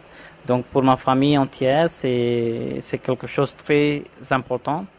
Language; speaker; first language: French; non-native, fluent; Tamil